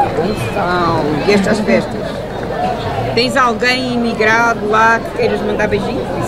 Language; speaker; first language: Portuguese; native; Portuguese